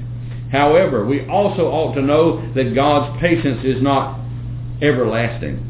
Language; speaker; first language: English; native; English